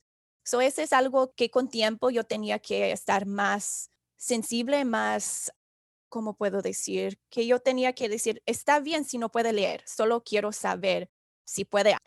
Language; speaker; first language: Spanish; non-native, fluent; English